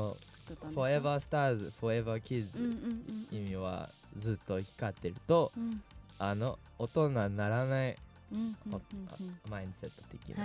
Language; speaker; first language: Japanese; non-native, fluent; English